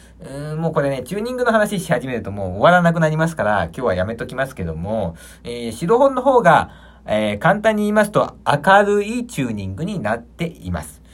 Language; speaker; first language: Japanese; native; Japanese